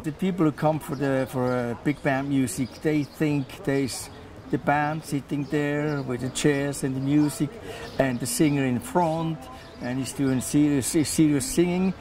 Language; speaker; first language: English; non-native, fluent; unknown